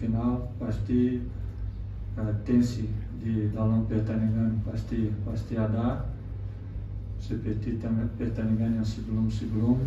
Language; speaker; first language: Indonesian; non-native, fluent; Portuguese